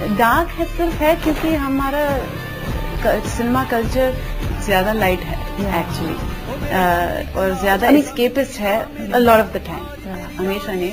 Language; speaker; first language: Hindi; non-native, local second language; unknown